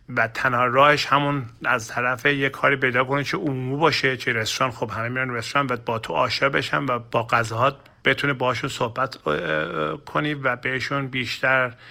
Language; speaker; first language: Persian; non-native, learner; Turkish